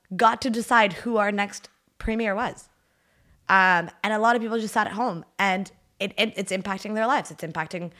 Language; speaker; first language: English; non-native, fluent; French